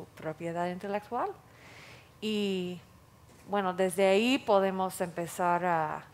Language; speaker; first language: Spanish; non-native, fluent; English